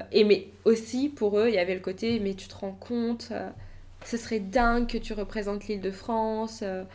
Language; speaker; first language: French; native; French